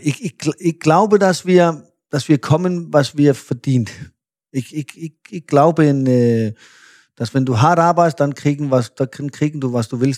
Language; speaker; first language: German; non-native, fluent; Danish